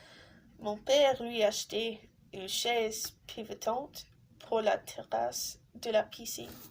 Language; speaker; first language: French; non-native, learner; English